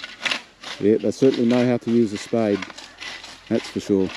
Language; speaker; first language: English; native; English